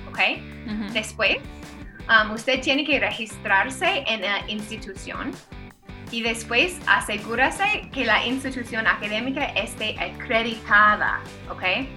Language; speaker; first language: Spanish; non-native, fluent; English